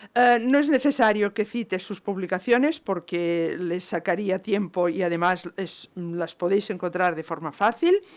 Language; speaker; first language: Spanish; non-native, local second language; Catalan